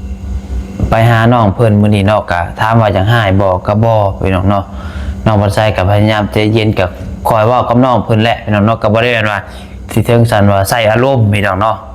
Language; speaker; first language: Thai; non-native, local second language; Lao